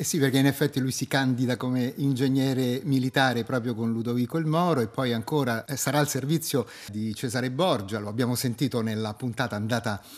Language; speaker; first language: Italian; native; Italian